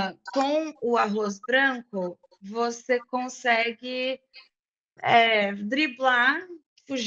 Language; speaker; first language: Portuguese; non-native, fluent; English